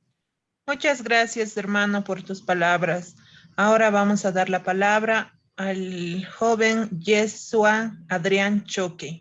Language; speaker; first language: Spanish; native; Spanish